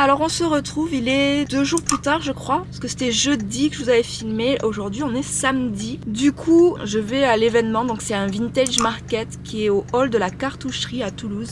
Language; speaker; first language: French; native; French